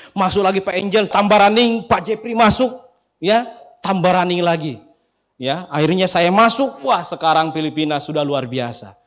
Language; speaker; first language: Indonesian; non-native, local second language; Buginese